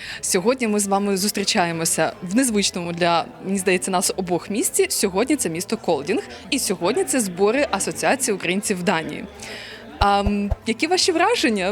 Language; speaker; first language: Ukrainian; native; Ukrainian